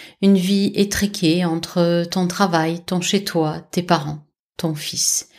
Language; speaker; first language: French; native; French